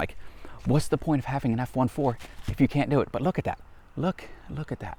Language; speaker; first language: English; native; English